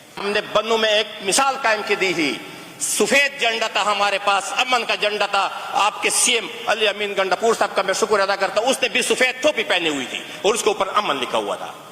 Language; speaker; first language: Urdu; non-native, local second language; Pashto